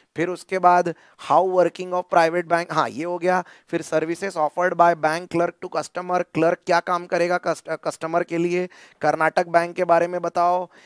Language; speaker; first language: Hindi; non-native, local second language; Marathi